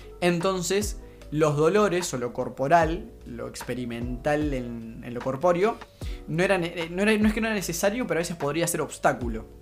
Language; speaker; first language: Spanish; native; Spanish